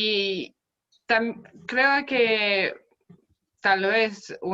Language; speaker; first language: Spanish; non-native, fluent; Romanian